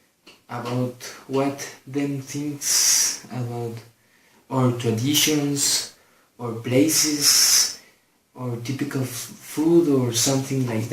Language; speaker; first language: English; non-native, learner; Spanish